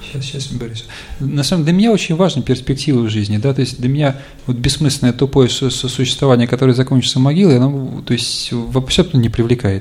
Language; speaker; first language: Russian; native; Russian